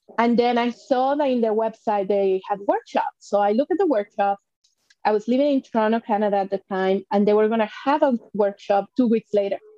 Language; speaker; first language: English; non-native, fluent; Spanish